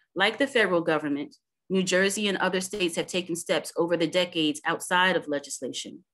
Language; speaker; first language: English; native; English